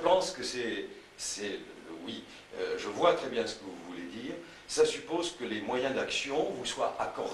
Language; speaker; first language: French; native; French